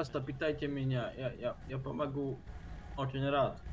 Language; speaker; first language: Russian; non-native, learner; Czech